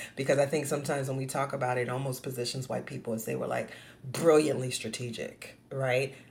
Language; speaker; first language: English; native; English